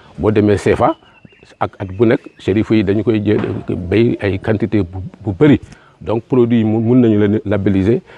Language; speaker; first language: Wolof; non-native, local second language; Fula